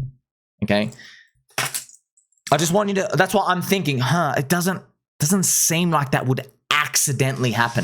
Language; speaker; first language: English; native; English